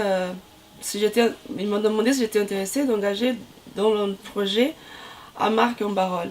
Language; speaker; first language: French; non-native, fluent; Portuguese